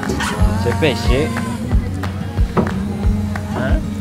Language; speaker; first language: Italian; non-native, fluent; Filipino